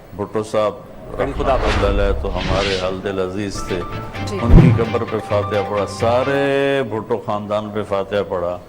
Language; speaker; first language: Urdu; non-native, local second language; Punjabi